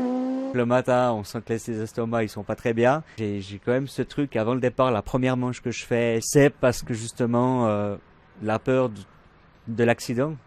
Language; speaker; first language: French; native; French